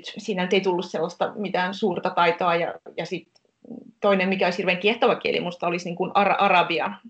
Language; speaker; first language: Finnish; native; Finnish